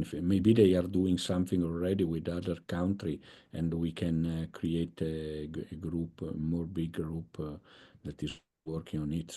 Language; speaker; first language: English; non-native, fluent; Italian